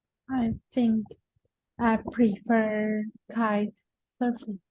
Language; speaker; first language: English; non-native, learner; Vietnamese